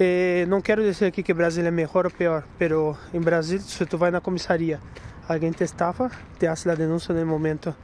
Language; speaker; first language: Spanish; non-native, fluent; Portuguese